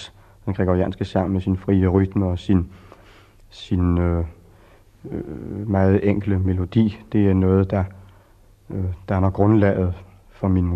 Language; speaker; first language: Danish; early bilingual, other home language; Polish